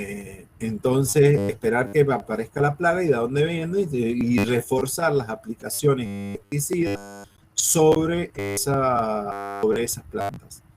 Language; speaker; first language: Spanish; native; Spanish